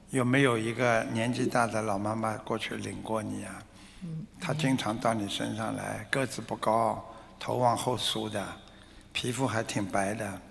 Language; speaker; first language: Chinese; non-native, local second language; Wu Chinese